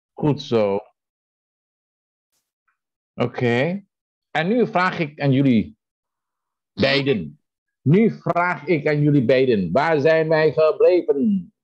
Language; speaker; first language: Dutch; non-native, fluent; Indonesian